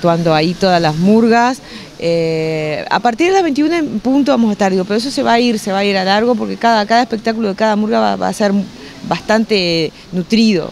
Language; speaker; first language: Spanish; native; Spanish